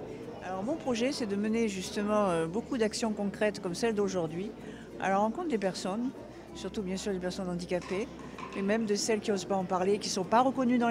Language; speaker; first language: French; native; French